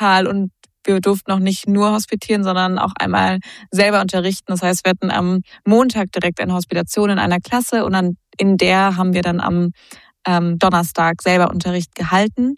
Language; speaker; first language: German; native; German